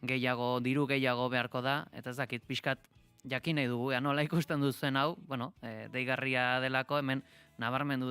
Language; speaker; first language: Basque; native; Basque